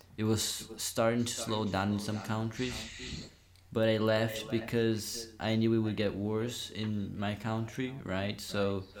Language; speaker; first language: English; non-native, fluent; Portuguese